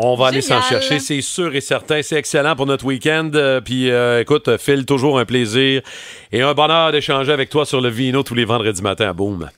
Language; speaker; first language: French; native; French